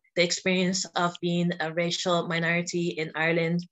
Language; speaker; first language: English; native; English